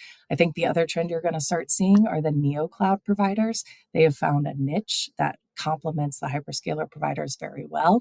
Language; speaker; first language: English; native; English